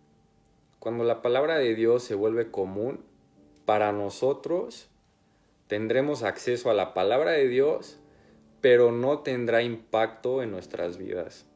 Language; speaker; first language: Spanish; native; Spanish